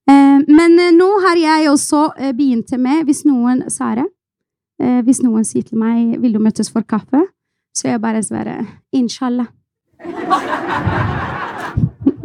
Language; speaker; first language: Norwegian; non-native, fluent; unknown